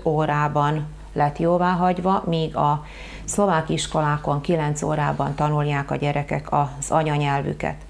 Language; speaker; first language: Hungarian; native; Hungarian